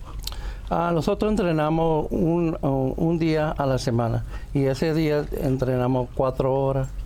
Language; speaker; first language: Spanish; early bilingual, heritage; Spanish